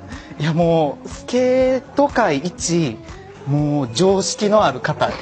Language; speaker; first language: Japanese; native; Japanese